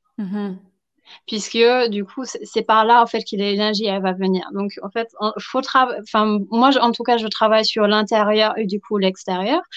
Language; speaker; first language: French; non-native, fluent; German